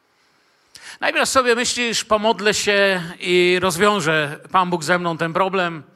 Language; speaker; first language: Polish; native; Polish